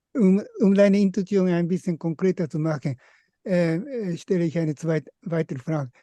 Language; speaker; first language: German; non-native, fluent; Japanese